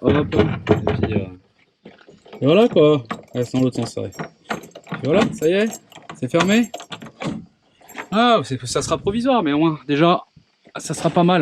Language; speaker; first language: French; native; French